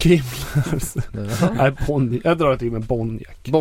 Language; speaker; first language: Swedish; native; Swedish